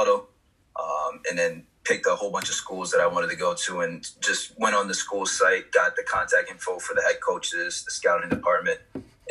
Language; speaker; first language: English; native; English